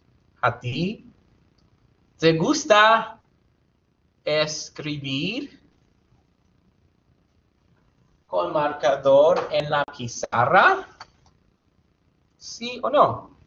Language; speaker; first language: Spanish; non-native, fluent; English